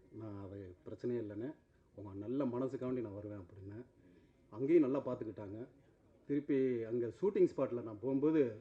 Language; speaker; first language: Tamil; native; Tamil